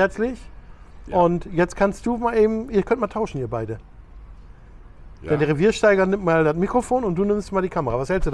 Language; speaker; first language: German; native; German